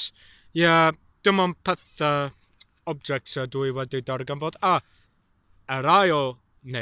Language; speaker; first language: Welsh; non-native, local second language; English